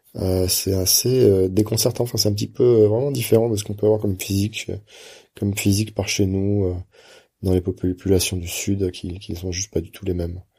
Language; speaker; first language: French; native; French